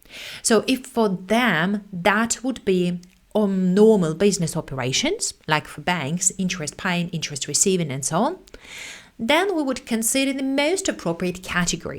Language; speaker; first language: English; non-native, fluent; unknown